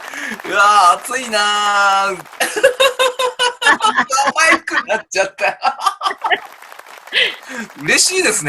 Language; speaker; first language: Japanese; native; Japanese